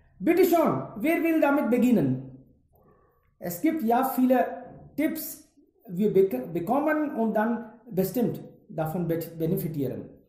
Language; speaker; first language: German; non-native, fluent; Hindi